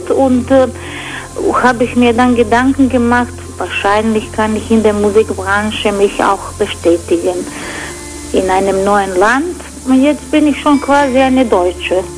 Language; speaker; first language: German; non-native, fluent; Croatian